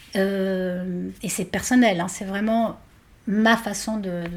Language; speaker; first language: French; non-native, fluent; Spanish